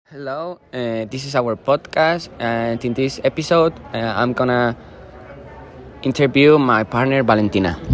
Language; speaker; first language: English; non-native, learner; Spanish